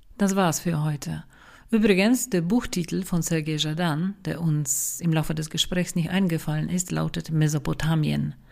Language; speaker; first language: German; native; German